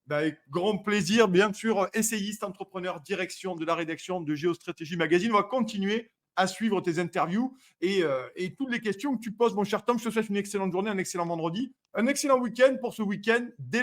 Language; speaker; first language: French; native; French